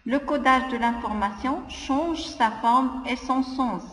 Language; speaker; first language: French; non-native, local second language; Arabic